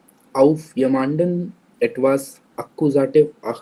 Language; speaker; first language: German; non-native, learner; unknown